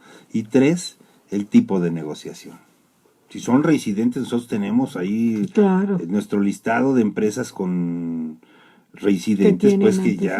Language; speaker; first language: Spanish; native; Spanish